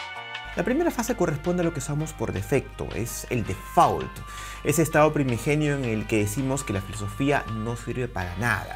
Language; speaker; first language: Spanish; native; Spanish